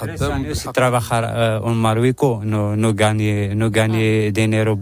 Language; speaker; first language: Spanish; non-native, learner; Arabic